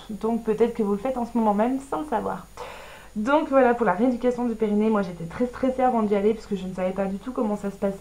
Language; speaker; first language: French; native; French